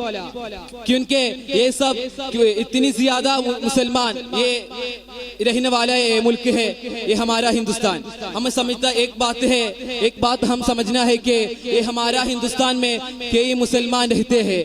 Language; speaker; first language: Hindi; non-native, local second language; Malayalam